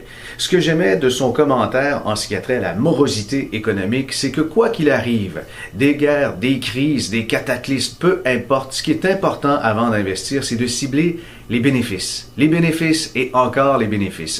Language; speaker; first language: French; native; French